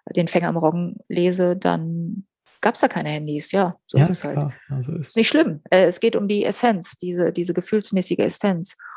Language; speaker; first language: German; native; German